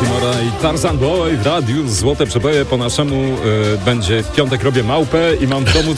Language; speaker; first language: Polish; native; Polish